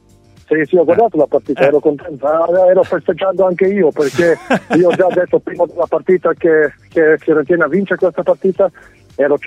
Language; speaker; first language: Italian; non-native, fluent; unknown